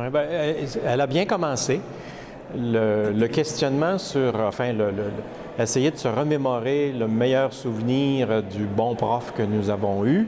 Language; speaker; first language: French; native; French